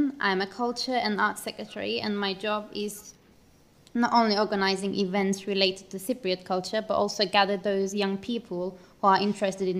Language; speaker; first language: English; non-native, fluent; Turkish